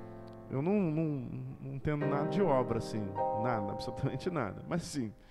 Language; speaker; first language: Portuguese; native; Portuguese